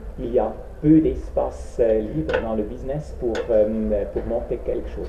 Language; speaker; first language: French; non-native, local second language; Swiss German